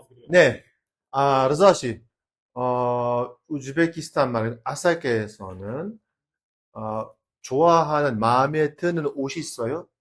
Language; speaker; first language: Korean; non-native, fluent; Uzbek